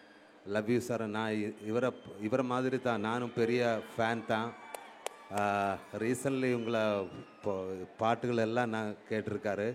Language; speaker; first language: Tamil; non-native, local second language; Malayalam